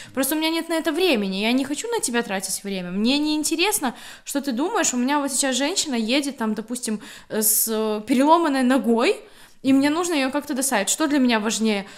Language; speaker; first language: Russian; native; Russian